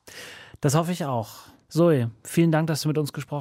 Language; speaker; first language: German; native; German